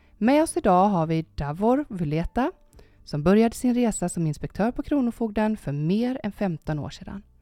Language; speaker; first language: Swedish; native; Swedish